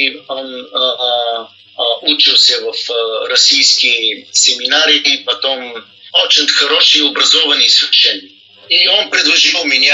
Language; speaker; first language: Russian; non-native, learner; Bulgarian